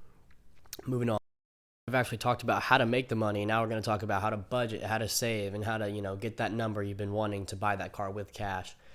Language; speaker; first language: English; native; English